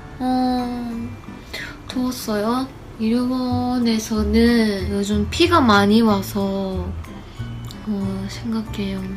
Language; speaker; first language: Korean; non-native, learner; Japanese